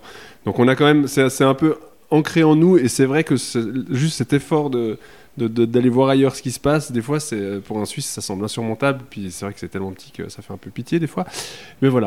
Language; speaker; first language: French; native; French